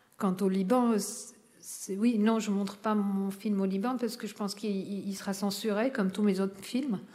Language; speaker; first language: French; non-native, local second language; Arabic